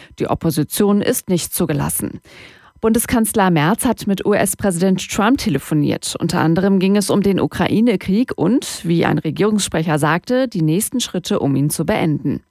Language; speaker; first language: German; native; German